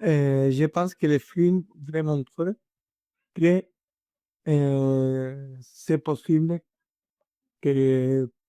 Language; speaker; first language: French; non-native, learner; Spanish